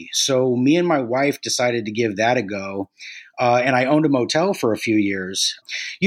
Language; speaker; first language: English; native; English